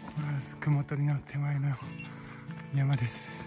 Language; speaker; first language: Japanese; native; Japanese